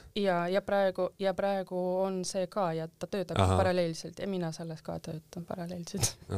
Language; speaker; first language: Estonian; non-native, local second language; Russian